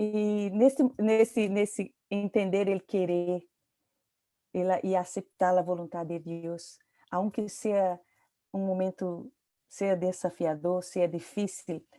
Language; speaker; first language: Portuguese; non-native, learner; Spanish